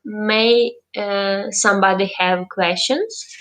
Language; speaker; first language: English; non-native, learner; Ukrainian